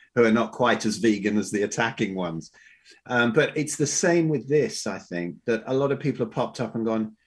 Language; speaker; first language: English; native; English